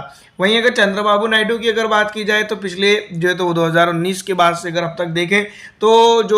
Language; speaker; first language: Hindi; native; Hindi